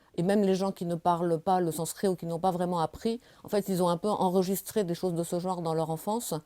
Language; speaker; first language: French; native; French